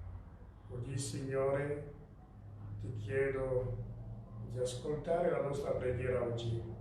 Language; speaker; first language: Italian; non-native, fluent; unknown